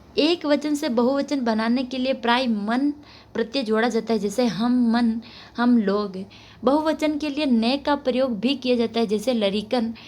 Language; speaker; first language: Hindi; native; Hindi